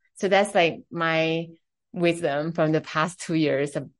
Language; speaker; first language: English; non-native, fluent; Chinese